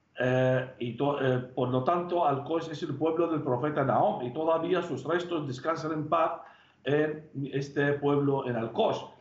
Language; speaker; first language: Spanish; non-native, fluent; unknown